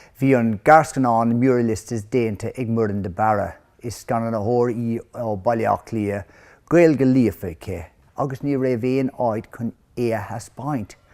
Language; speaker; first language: Irish; native; Irish